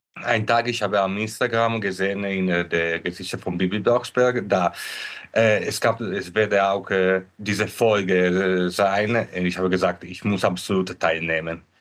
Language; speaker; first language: German; non-native, learner; Italian